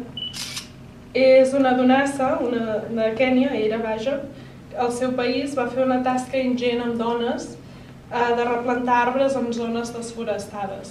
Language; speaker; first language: Catalan; native; Catalan